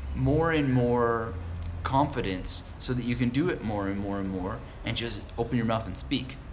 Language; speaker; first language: English; native; English